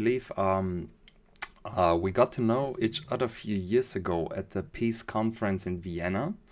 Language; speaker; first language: English; non-native, fluent; German